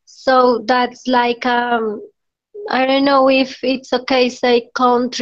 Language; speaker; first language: English; non-native, learner; Spanish